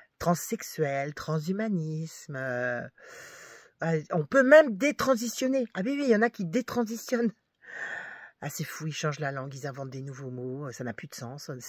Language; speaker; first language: French; native; French